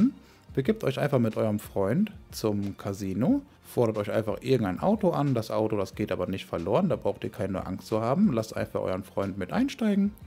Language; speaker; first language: German; native; German